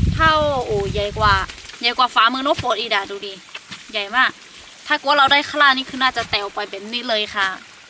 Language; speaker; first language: Thai; non-native, local second language; Lahu